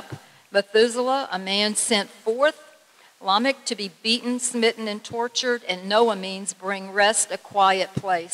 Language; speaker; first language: English; native; English